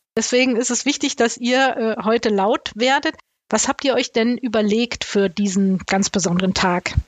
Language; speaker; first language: German; native; German